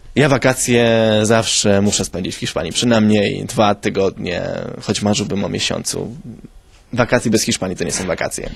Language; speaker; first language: Polish; early bilingual, heritage; Spanish